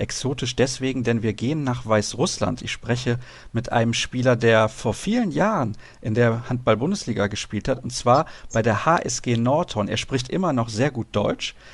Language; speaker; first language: German; native; German